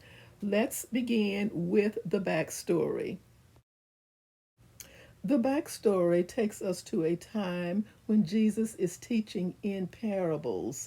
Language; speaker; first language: English; native; English